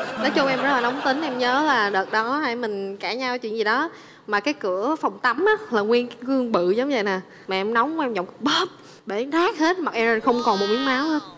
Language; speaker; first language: Vietnamese; native; Vietnamese